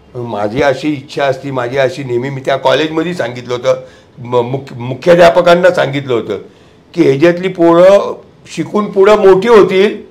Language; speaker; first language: Marathi; non-native, local second language; Gujarati